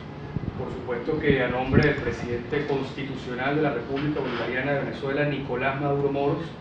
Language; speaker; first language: Spanish; native; Spanish